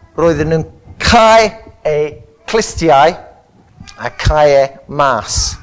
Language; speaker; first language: Welsh; non-native, local second language; English